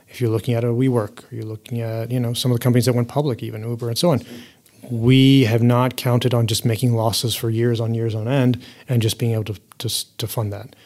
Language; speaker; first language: English; native; English